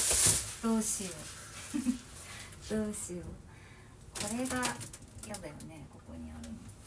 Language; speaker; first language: Japanese; native; Japanese